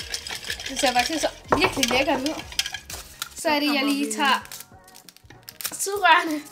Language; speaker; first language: Danish; early bilingual, other home language; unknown